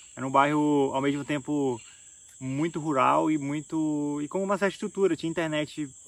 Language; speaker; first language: Portuguese; native; Portuguese